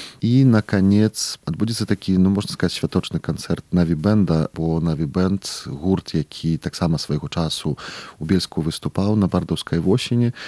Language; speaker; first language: Belarusian; native; Belarusian